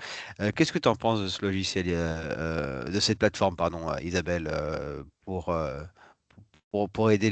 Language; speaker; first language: French; native; French